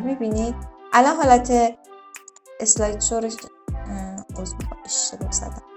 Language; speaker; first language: Persian; native; Persian